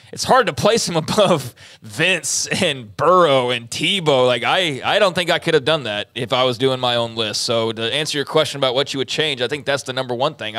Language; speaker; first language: English; native; English